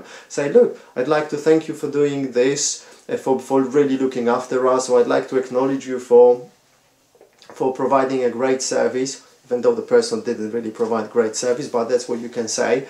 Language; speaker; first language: English; non-native, fluent; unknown